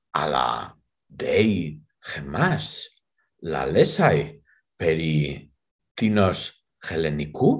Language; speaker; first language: Greek; non-native, fluent; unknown